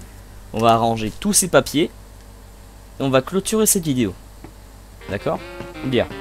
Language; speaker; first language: French; native; French